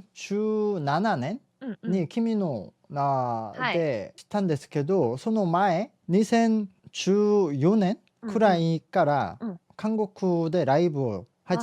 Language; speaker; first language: Japanese; non-native, fluent; Korean